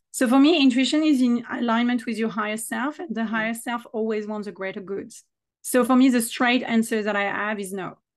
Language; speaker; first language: English; non-native, fluent; French